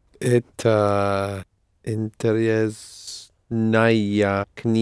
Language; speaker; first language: Russian; non-native, learner; English